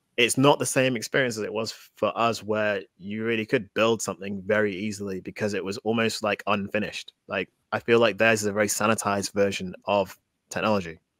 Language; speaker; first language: English; native; English